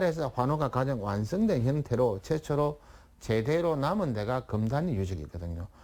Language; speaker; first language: Korean; native; Korean